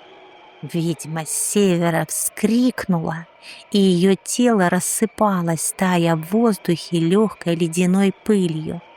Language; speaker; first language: Russian; native; Russian